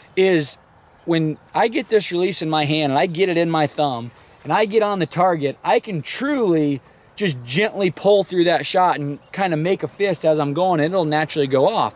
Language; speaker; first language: English; native; English